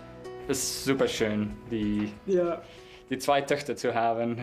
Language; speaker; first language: German; non-native, fluent; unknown